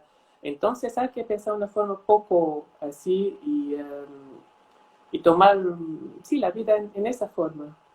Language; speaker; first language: Spanish; non-native, fluent; Arabic